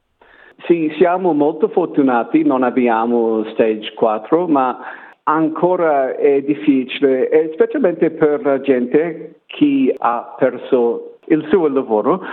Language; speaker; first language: Italian; non-native, learner; English